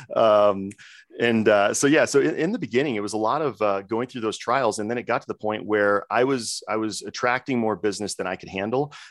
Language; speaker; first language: English; native; English